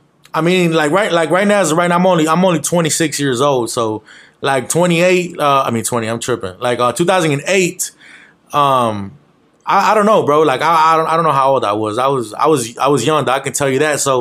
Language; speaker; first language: English; native; English